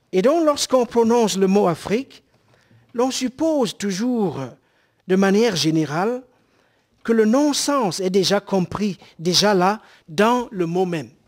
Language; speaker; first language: French; non-native, local second language; Basaa